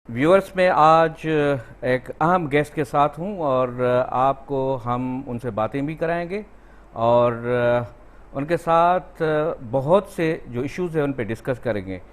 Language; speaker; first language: Urdu; non-native, local second language; Sindhi